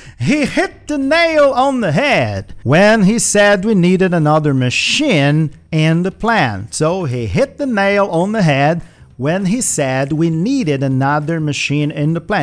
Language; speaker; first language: English; non-native, fluent; Portuguese